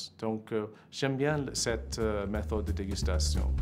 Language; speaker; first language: French; non-native, fluent; English